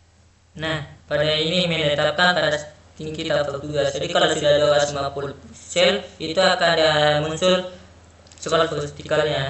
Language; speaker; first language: Indonesian; native; Indonesian